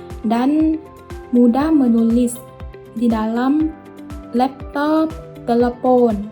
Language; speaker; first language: Indonesian; non-native, learner; Thai